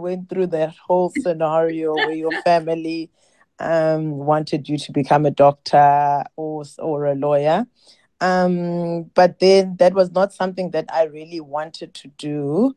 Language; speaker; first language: English; non-native, local second language; Xhosa